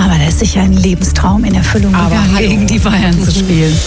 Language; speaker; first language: German; native; German